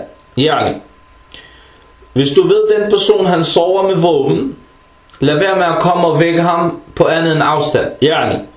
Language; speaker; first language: Danish; early bilingual, other home language; Arabic